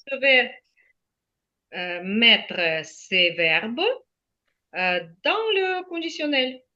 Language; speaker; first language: French; non-native, fluent; Ukrainian